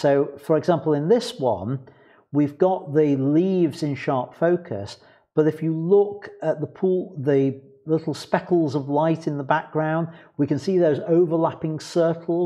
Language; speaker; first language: English; native; English